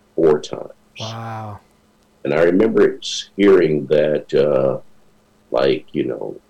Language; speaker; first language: English; native; English